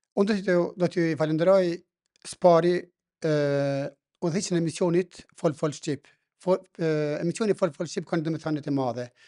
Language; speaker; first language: Albanian; native; Albanian